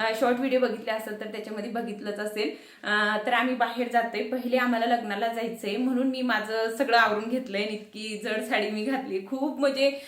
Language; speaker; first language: Marathi; non-native, local second language; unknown